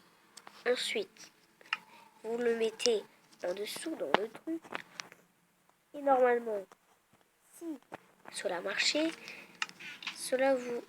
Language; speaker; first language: French; native; French